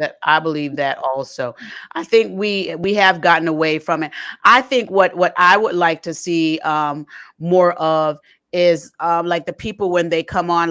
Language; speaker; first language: English; native; English